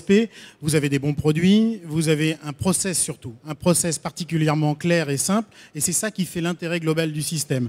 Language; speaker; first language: French; native; French